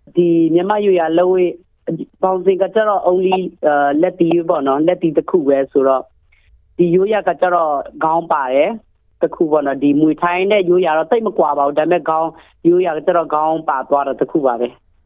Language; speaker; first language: Burmese; non-native, local second language; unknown